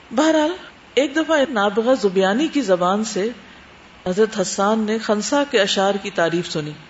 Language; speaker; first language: Urdu; native; Urdu